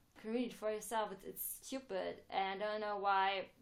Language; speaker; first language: English; non-native, fluent; German